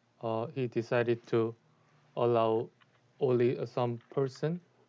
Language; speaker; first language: English; non-native, learner; Korean